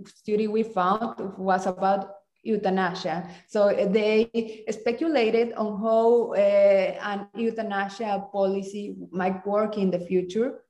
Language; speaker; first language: English; non-native, fluent; Spanish